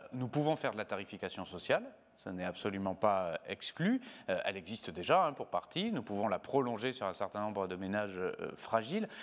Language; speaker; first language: French; native; French